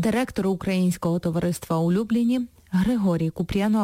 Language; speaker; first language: Ukrainian; native; Ukrainian